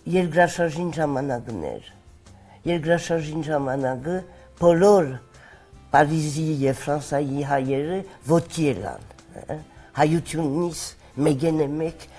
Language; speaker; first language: Armenian; early bilingual, heritage; Armenian